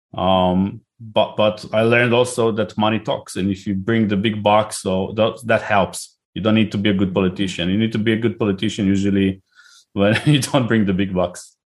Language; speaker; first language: English; non-native, fluent; Hebrew